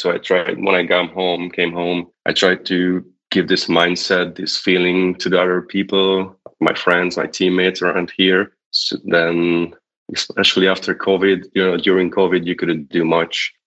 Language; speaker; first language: English; non-native, fluent; Hungarian